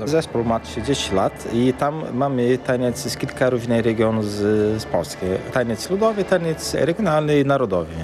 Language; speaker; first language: Polish; early bilingual, heritage; Portuguese